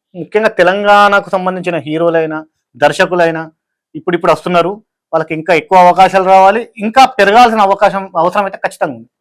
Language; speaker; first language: Telugu; native; Telugu